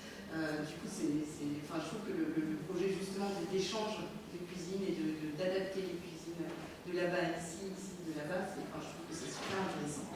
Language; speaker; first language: French; native; French